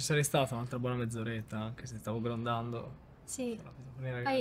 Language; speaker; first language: Italian; native; Italian